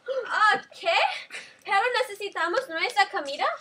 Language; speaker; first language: Spanish; non-native, learner; English